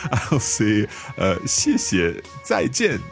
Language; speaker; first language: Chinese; non-native, learner; English